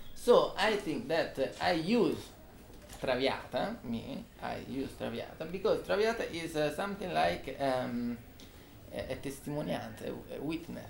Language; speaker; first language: English; non-native, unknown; Italian